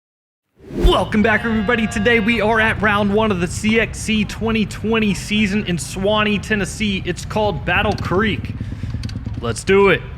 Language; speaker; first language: English; native; English